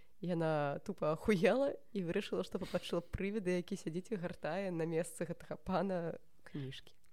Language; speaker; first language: Belarusian; non-native, local second language; Russian